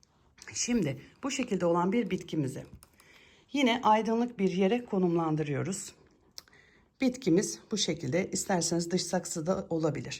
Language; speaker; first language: Turkish; native; Turkish